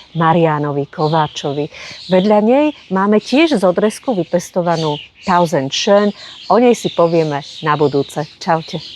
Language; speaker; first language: Slovak; native; Slovak